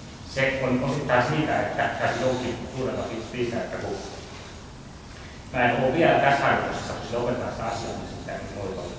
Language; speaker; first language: Finnish; native; Finnish